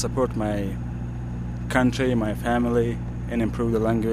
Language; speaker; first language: English; non-native, fluent; Persian